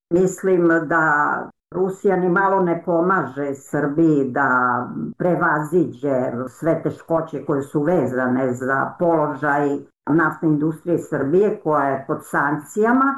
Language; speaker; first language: Serbian; native; Serbian